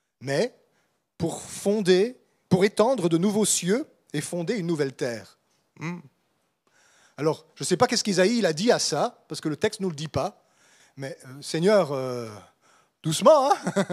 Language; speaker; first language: French; native; French